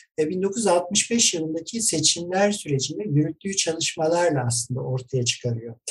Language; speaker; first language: Turkish; native; Turkish